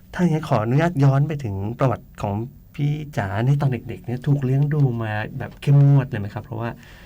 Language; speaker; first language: Thai; native; Thai